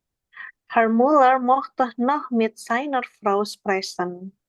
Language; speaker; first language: German; non-native, learner; Indonesian